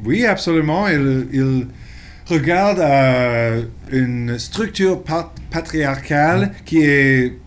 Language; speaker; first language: French; non-native, local second language; English